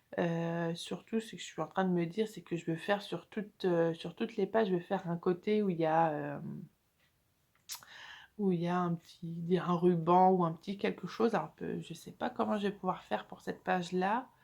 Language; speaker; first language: French; native; French